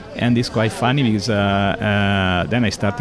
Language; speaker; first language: English; non-native, fluent; Italian